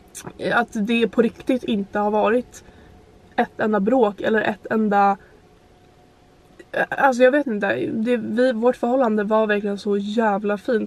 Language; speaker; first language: Swedish; native; Swedish